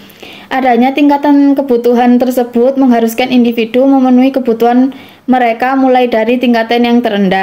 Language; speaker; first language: Indonesian; native; Indonesian